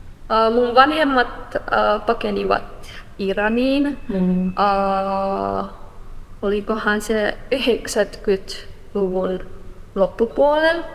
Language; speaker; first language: Finnish; non-native, fluent; Persian